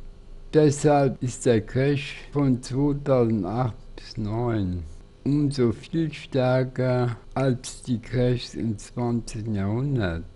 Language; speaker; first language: German; native; German